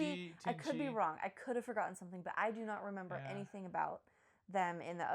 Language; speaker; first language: English; native; English